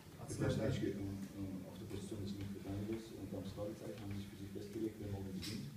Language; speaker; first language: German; non-native, learner; Azerbaijani